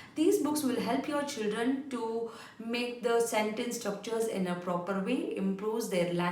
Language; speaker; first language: English; non-native, local second language; Kannada